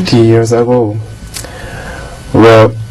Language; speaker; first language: English; non-native, learner; Japanese